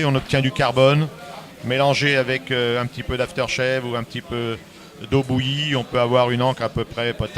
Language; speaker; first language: French; native; French